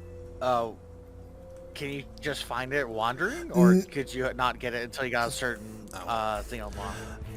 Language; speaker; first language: English; native; English